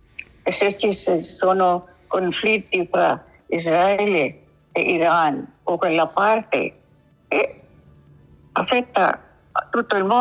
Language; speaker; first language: Italian; non-native, learner; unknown